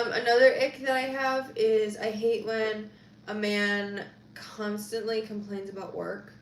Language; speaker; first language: English; native; English